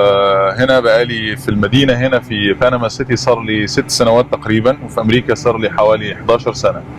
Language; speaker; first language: Arabic; native; Arabic